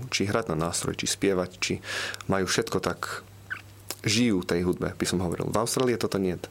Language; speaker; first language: Slovak; early bilingual, heritage; Slovak